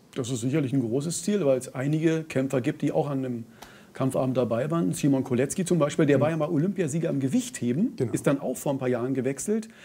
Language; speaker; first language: German; native; German